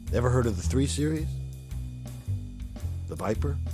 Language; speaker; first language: English; native; English